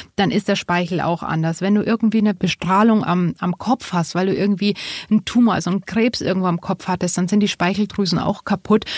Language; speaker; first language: German; native; German